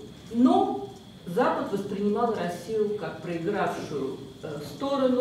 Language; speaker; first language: Russian; native; Russian